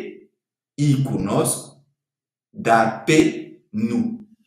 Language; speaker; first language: Romanian; non-native, fluent; French